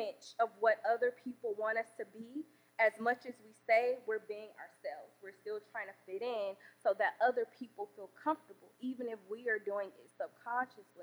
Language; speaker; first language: English; native; English